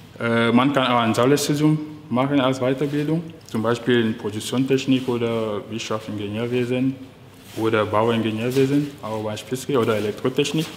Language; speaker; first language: German; non-native, fluent; French